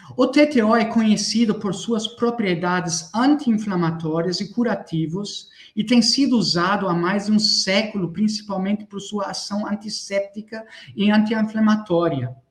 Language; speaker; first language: Portuguese; non-native, fluent; German